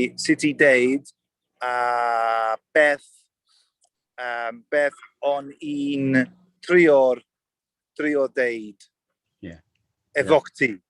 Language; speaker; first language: Welsh; non-native, learner; English